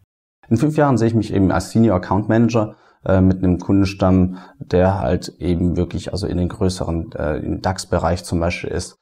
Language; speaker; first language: German; native; German